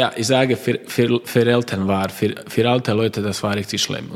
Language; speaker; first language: German; non-native, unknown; Croatian